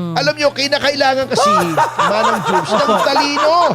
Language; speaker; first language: Filipino; native; Filipino